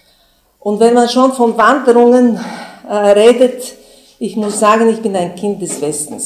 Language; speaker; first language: German; non-native, fluent; Bulgarian